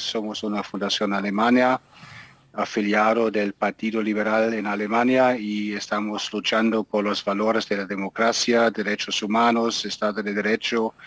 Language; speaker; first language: Spanish; non-native, fluent; German